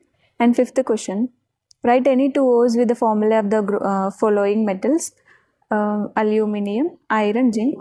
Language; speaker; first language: English; non-native, local second language; Telugu